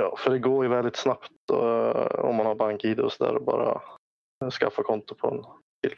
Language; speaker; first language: Swedish; native; Swedish